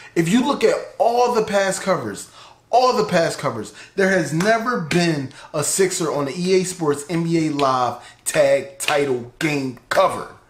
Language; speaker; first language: English; native; English